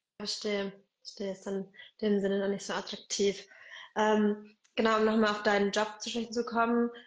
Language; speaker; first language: German; native; German